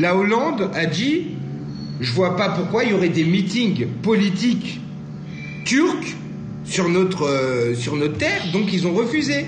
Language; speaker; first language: French; native; French